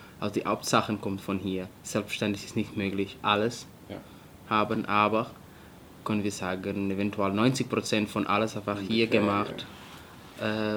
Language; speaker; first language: German; non-native, fluent; Portuguese